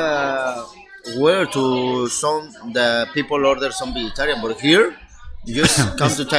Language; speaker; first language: English; non-native, fluent; Spanish